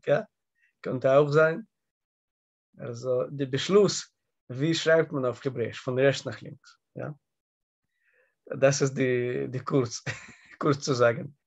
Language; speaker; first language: German; non-native, learner; Russian